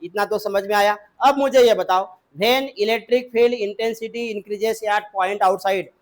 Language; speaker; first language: Hindi; non-native, local second language; Marathi